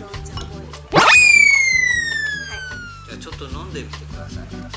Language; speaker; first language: Japanese; native; Japanese